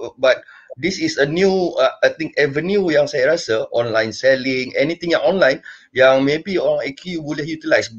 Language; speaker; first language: English; non-native, local second language; Malay